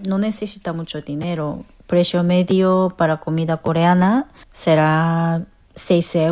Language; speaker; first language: Spanish; non-native, fluent; Korean